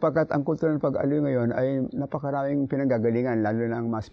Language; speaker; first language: Filipino; native; Filipino